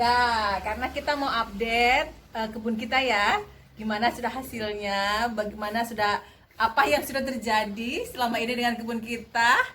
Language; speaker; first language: Indonesian; native; Indonesian